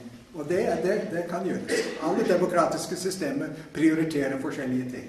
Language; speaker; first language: Norwegian; non-native, fluent; English